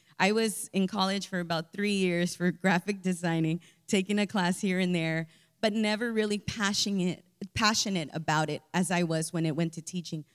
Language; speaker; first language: English; early bilingual, other home language; Spanish